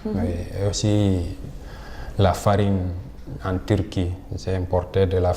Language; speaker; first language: French; non-native, local second language; Fula